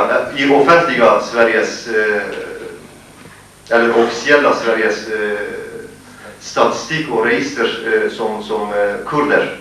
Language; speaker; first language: Swedish; non-native, fluent; Kurdish